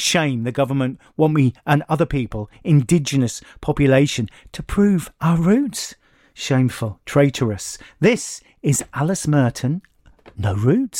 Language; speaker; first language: English; native; English